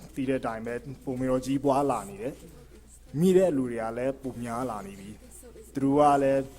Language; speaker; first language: Burmese; non-native, fluent; English